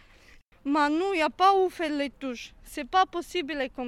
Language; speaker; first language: French; non-native, learner; Serbian